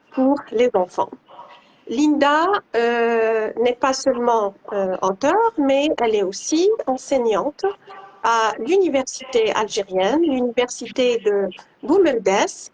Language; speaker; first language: French; non-native, local second language; Arabic